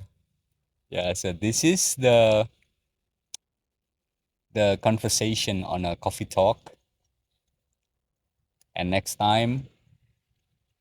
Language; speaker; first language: English; non-native, learner; Indonesian